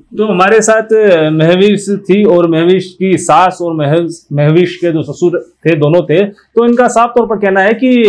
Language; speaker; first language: Hindi; native; Hindi